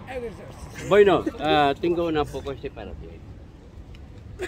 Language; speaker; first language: Spanish; non-native, learner; Filipino